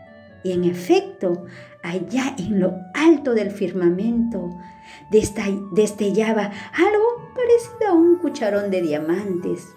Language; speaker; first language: Spanish; native; Spanish